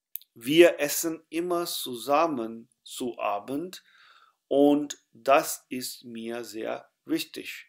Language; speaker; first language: German; non-native, fluent; Urdu